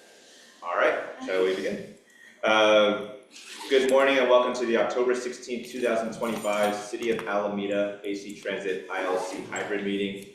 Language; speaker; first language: English; native; English